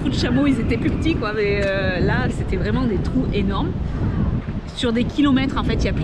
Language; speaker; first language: French; native; French